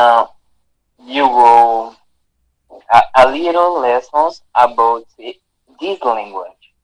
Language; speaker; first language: English; non-native, learner; Portuguese